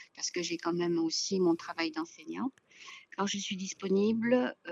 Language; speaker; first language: French; non-native, fluent; Chinese